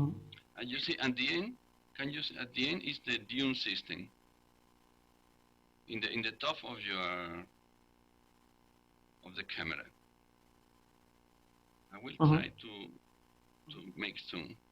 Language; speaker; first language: English; non-native, learner; Spanish